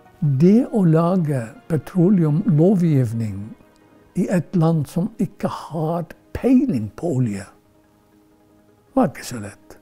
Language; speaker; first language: Norwegian; non-native, fluent; Arabic